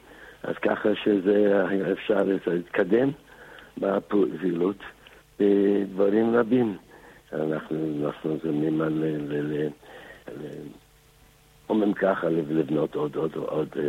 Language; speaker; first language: Hebrew; non-native, fluent; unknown